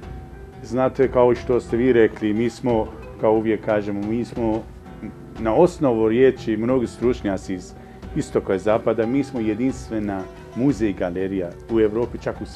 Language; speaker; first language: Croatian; non-native, fluent; Persian